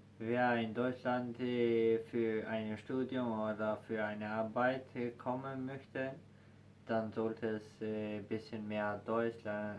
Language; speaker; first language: German; non-native, learner; Albanian